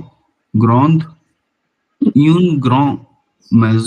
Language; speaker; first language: French; non-native, learner; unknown